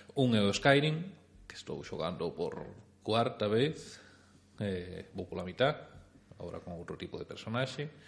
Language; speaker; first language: Galician; non-native, local second language; Spanish